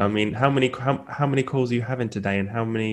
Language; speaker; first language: English; native; English